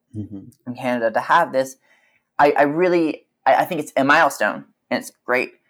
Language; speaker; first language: English; native; English